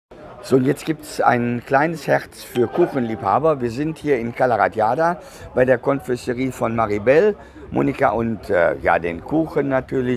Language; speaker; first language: German; native; German